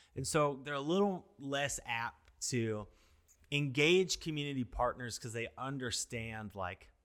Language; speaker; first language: English; native; English